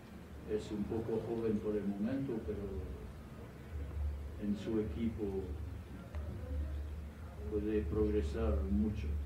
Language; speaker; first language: Spanish; non-native, fluent; French